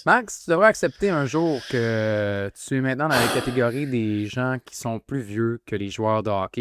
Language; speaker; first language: French; native; French